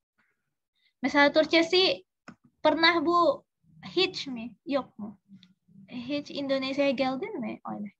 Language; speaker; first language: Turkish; non-native, learner; Indonesian